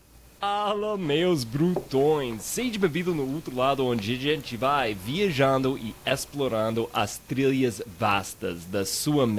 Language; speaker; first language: Portuguese; non-native, fluent; English